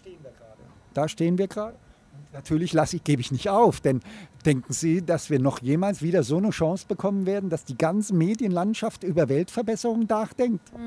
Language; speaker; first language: German; native; German